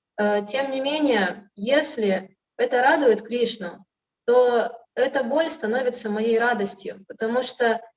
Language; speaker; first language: Russian; native; Russian